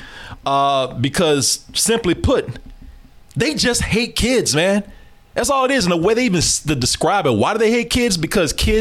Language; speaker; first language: English; native; English